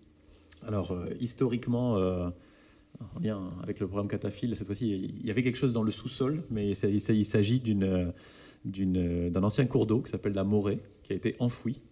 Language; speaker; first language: French; native; French